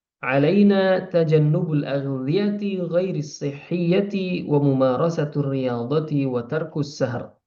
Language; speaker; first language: Arabic; non-native, fluent; Indonesian